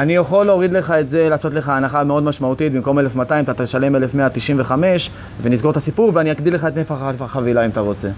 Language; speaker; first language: Hebrew; native; Hebrew